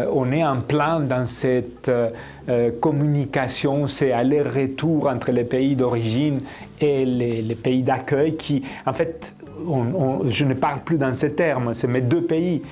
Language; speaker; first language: French; non-native, fluent; Spanish